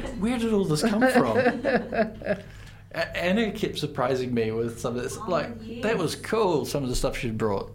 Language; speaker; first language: English; native; English